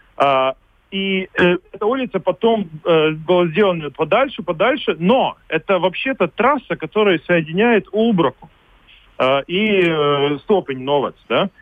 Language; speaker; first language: Russian; non-native, local second language; Latvian